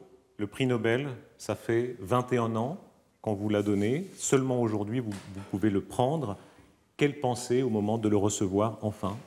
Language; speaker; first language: French; native; French